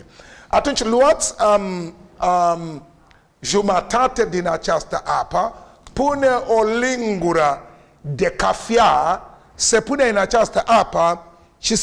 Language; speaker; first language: Romanian; non-native, learner; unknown